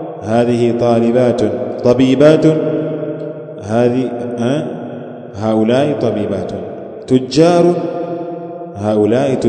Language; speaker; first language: Arabic; non-native, fluent; Swahili